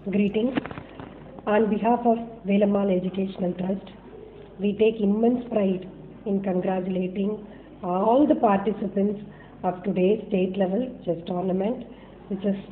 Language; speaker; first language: English; non-native, local second language; Tamil